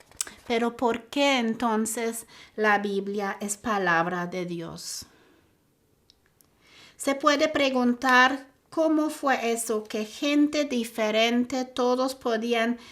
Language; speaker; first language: Spanish; non-native, fluent; German